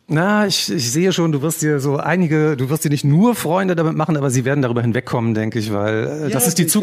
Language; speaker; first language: German; native; German